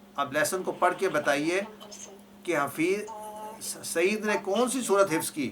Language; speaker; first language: Urdu; native; Urdu